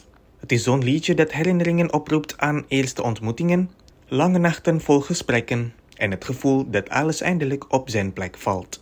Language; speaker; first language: Dutch; non-native, fluent; Indonesian